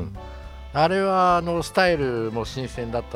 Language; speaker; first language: Japanese; native; Japanese